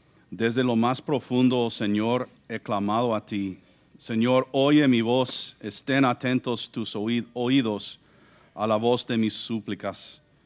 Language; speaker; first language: Spanish; non-native, fluent; English